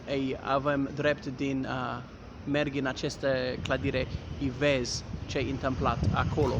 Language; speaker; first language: Romanian; non-native, learner; English